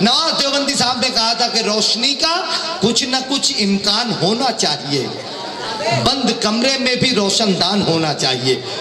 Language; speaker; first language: Hindi; native; Hindi